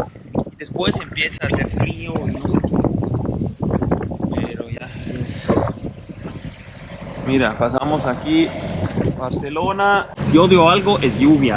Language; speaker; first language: Spanish; non-native, fluent; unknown